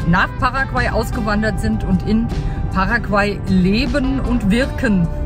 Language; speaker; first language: German; native; German